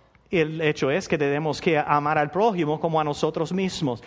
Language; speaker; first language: Spanish; non-native, fluent; English